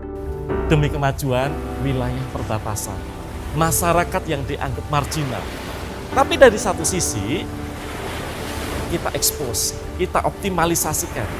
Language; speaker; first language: Indonesian; native; Indonesian